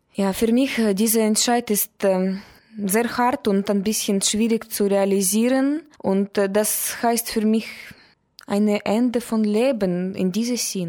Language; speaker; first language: German; non-native, learner; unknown